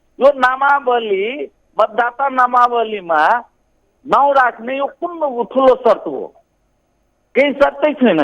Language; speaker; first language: Nepali; non-native, local second language; Maithili